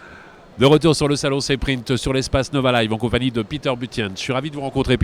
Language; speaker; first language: French; native; French